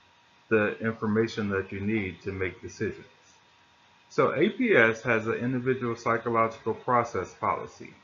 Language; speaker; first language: English; native; English